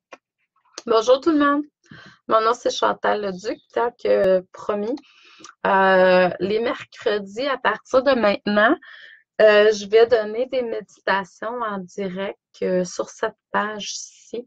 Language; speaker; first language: French; native; French